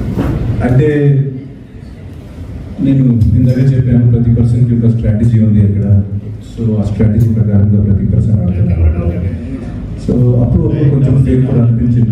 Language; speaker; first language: Telugu; non-native, fluent; Hindi